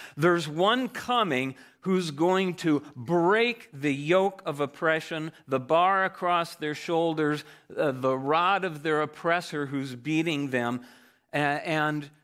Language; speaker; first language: English; native; English